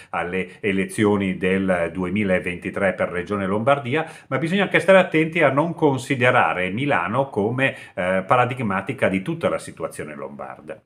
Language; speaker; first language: Italian; native; Italian